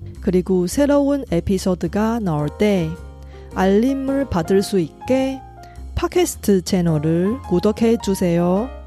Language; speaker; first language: Korean; non-native, fluent; Chinese